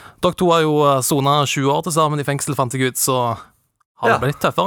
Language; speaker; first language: Norwegian; native; Norwegian